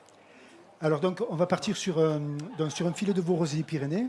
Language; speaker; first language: French; native; French